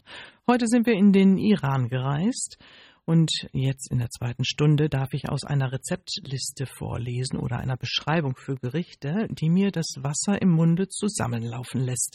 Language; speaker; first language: German; native; German